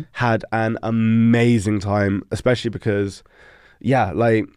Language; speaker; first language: English; native; English